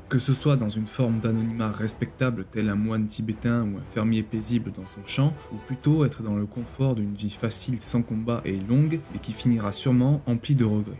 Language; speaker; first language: French; native; French